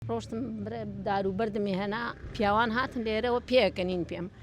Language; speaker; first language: Central Kurdish; non-native, local second language; Gurani